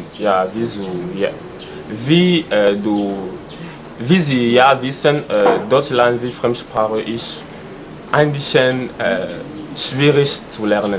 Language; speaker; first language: German; non-native, learner; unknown